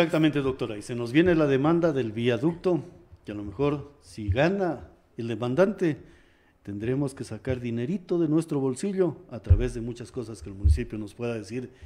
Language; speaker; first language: Spanish; native; Spanish